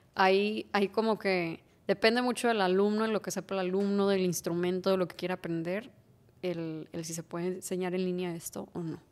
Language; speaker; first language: Spanish; native; Spanish